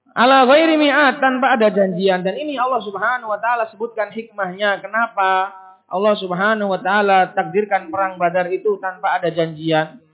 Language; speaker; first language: Indonesian; native; Indonesian